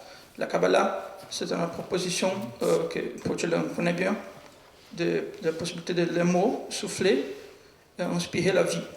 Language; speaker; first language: French; non-native, learner; Portuguese